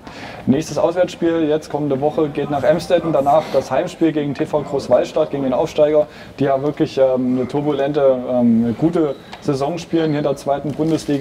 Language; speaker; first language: German; native; German